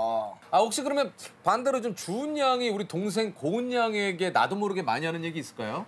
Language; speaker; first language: Korean; native; Korean